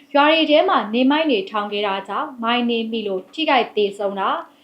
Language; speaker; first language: Burmese; native; Burmese